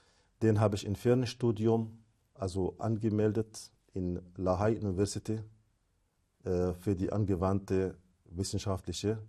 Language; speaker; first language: German; non-native, fluent; Arabic